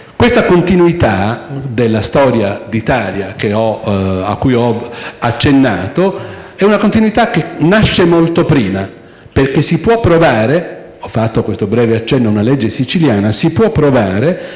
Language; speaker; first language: Italian; native; Italian